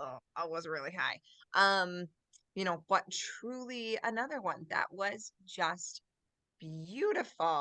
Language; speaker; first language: English; native; English